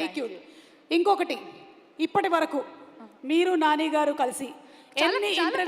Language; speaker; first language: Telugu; native; Telugu